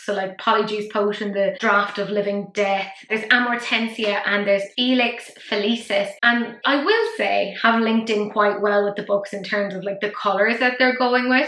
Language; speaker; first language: English; native; English